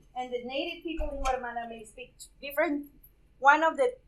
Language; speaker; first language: English; non-native, fluent; Spanish